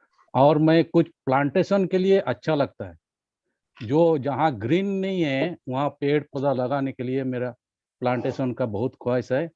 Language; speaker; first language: Hindi; non-native, local second language; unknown